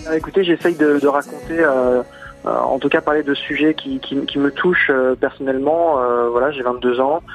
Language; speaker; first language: French; native; French